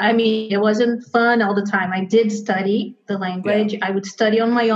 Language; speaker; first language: English; non-native, fluent; Portuguese